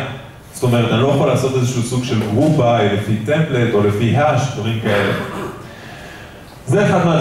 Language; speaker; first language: Hebrew; native; Hebrew